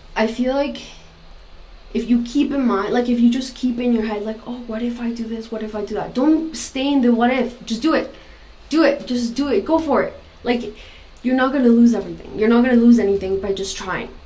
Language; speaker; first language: English; non-native, fluent; Spanish